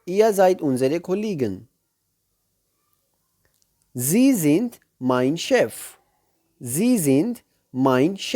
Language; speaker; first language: German; non-native, learner; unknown